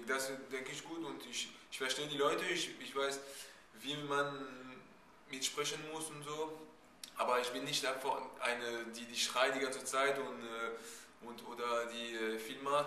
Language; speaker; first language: German; non-native, fluent; French